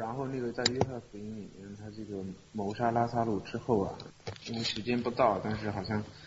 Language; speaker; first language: Chinese; native; Chinese